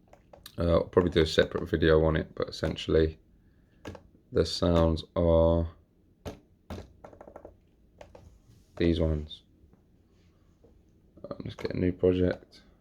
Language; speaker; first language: English; native; English